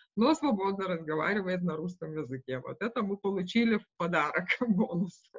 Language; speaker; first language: Russian; non-native, local second language; Lithuanian